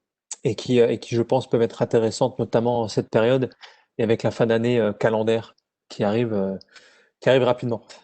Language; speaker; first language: French; native; French